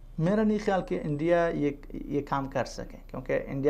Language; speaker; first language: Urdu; non-native, fluent; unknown